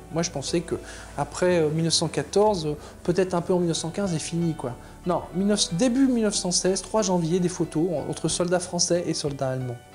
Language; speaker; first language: French; native; French